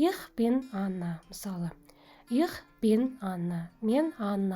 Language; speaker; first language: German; non-native, fluent; Kazakh